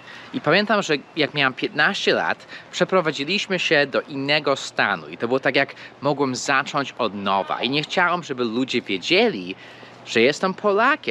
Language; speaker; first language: Polish; early bilingual, heritage; Polish